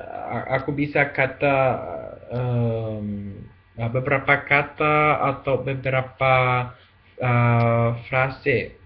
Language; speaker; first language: Indonesian; non-native, learner; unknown